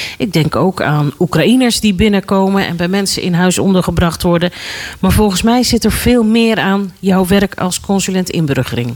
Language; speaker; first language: Dutch; native; Dutch